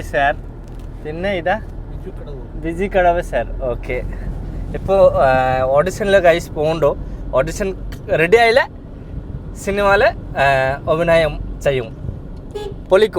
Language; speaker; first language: Malayalam; non-native, learner; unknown